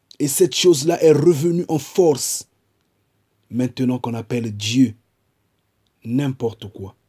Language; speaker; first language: French; non-native, local second language; Kongo